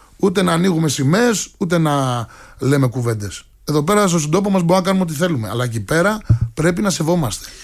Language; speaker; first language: Greek; native; Greek